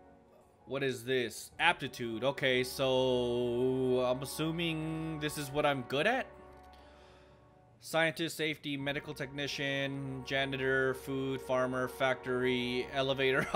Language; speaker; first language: English; native; English